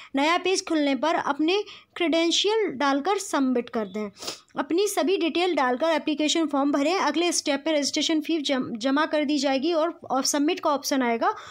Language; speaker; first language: Hindi; native; Hindi